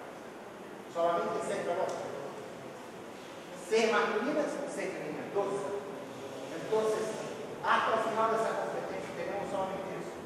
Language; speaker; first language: Spanish; non-native, fluent; Portuguese